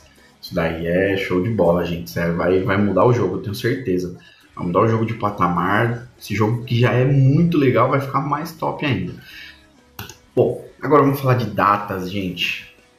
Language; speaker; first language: Portuguese; native; Portuguese